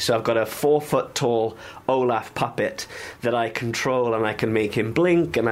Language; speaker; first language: English; native; English